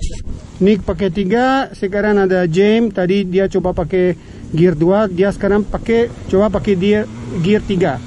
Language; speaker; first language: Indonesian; non-native, learner; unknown